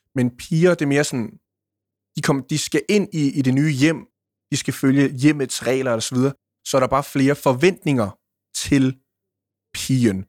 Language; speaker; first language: Danish; early bilingual, other home language; Punjabi